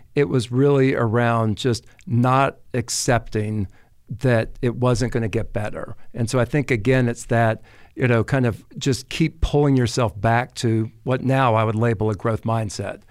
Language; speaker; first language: English; native; English